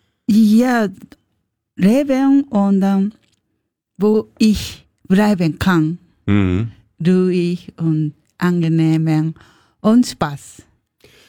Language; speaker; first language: German; non-native, learner; Japanese